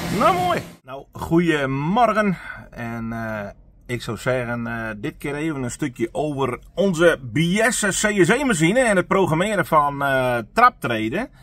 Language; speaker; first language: Dutch; non-native, local second language; Western Frisian